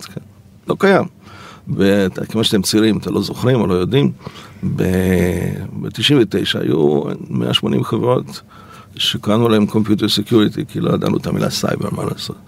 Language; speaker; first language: Hebrew; early bilingual, other home language; Polish